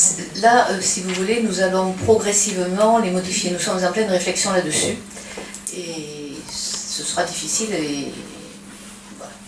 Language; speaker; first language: French; native; French